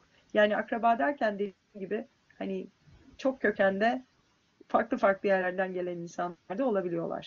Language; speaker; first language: Turkish; native; Turkish